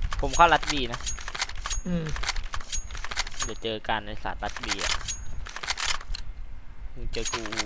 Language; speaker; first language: Thai; native; Thai